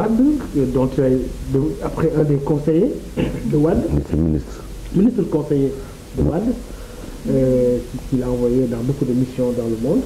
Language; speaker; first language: French; non-native, local second language; Wolof